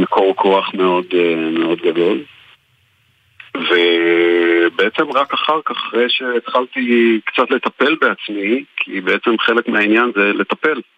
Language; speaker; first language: Hebrew; native; Hebrew